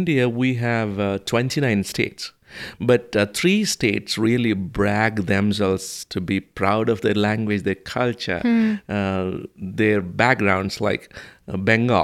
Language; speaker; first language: English; non-native, local second language; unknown